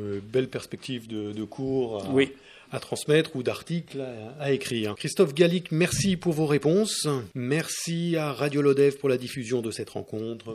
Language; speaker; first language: French; native; French